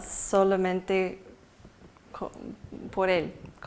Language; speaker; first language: Spanish; non-native, fluent; English